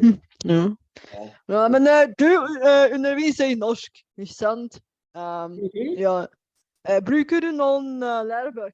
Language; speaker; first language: Norwegian; non-native, fluent; Bulgarian